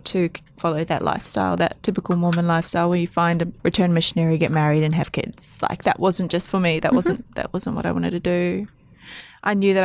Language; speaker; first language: English; native; English